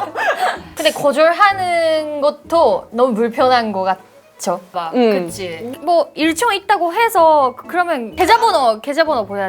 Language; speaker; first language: Korean; non-native, fluent; Japanese